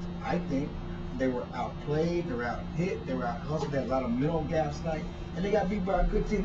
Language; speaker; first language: English; native; English